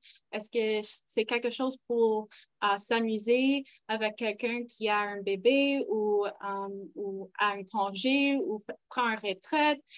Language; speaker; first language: French; non-native, local second language; English